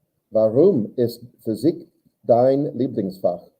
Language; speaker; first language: German; non-native, learner; English